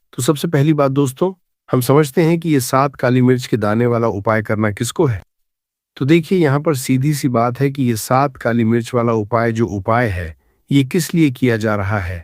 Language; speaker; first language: Hindi; native; Hindi